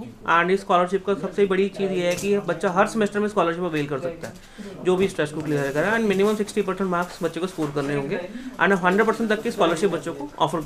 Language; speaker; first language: Hindi; native; Hindi